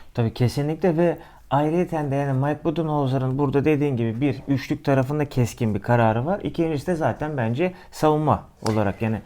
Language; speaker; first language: Turkish; native; Turkish